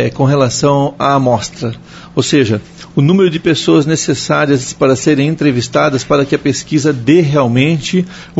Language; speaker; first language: Portuguese; native; Portuguese